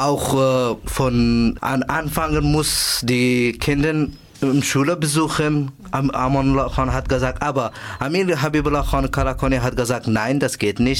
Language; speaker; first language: German; non-native, learner; Persian